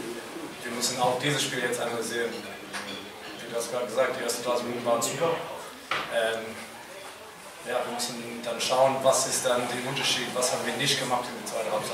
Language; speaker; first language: German; non-native, fluent; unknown